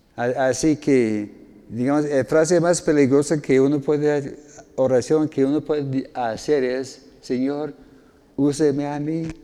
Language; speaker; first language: Spanish; non-native, fluent; English